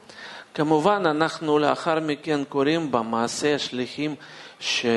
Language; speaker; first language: Hebrew; non-native, fluent; Russian